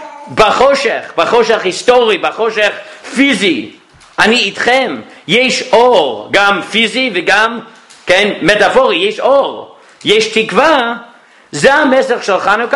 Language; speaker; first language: Hebrew; non-native, fluent; English